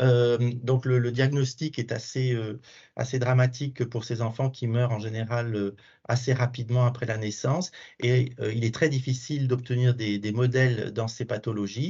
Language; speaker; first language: French; native; French